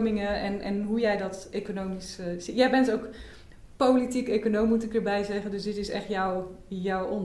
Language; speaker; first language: Dutch; native; Dutch